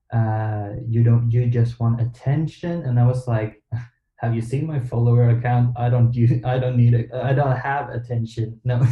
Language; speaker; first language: English; non-native, fluent; Swedish